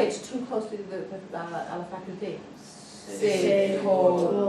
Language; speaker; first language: French; non-native, fluent; English